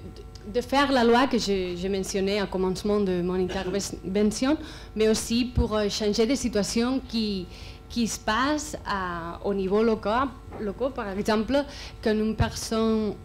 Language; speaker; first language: French; non-native, fluent; Spanish